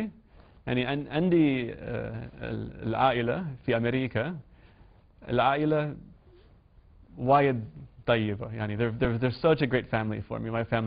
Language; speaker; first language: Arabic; non-native, learner; English